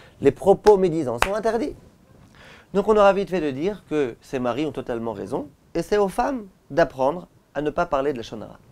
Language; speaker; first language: French; native; French